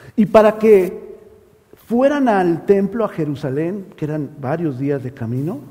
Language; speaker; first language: Spanish; native; Spanish